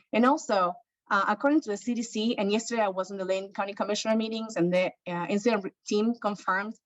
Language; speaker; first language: English; non-native, fluent; Spanish